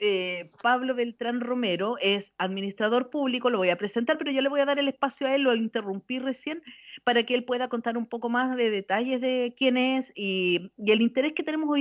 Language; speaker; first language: Spanish; native; Spanish